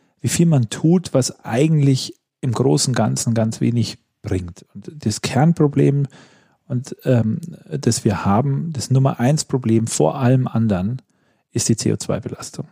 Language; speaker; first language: German; native; German